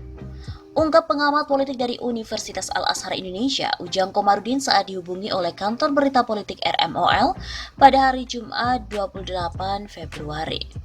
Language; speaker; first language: Indonesian; native; Indonesian